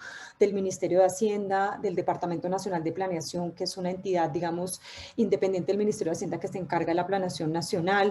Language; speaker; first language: Spanish; native; Spanish